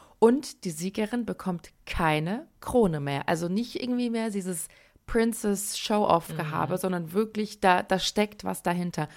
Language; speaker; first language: German; early bilingual, other home language; Persian